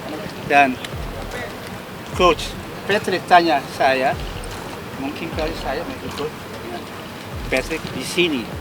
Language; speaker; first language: Indonesian; non-native, learner; Dutch